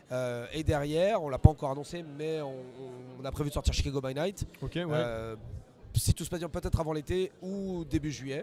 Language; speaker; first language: French; native; French